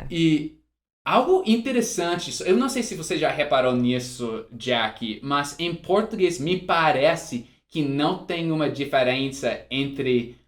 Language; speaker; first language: Portuguese; non-native, fluent; English